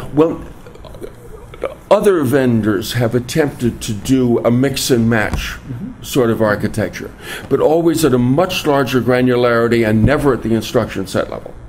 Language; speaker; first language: English; native; English